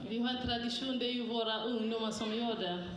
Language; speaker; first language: Swedish; non-native, fluent; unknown